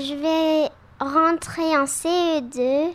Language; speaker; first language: French; early bilingual, other home language; English